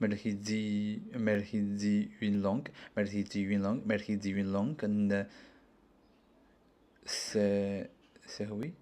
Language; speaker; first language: French; non-native, learner; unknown